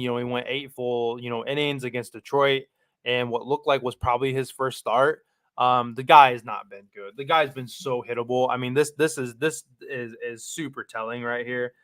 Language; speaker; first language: English; native; English